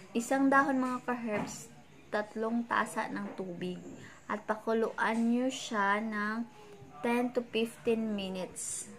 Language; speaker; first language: Filipino; non-native, local second language; Cebuano